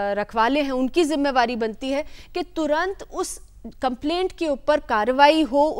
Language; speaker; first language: Hindi; native; Hindi